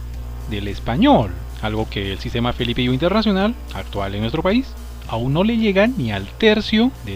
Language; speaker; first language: Spanish; native; Spanish